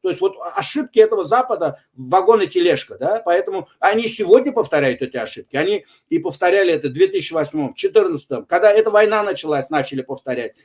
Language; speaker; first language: Russian; non-native, local second language; Azerbaijani